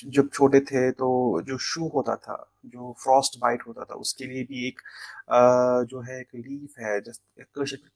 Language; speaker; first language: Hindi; non-native, local second language; Kashmiri